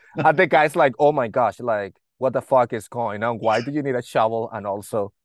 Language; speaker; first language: English; non-native, fluent; Spanish